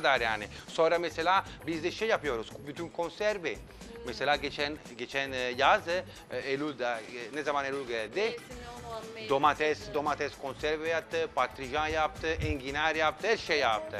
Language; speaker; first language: Turkish; non-native, fluent; Italian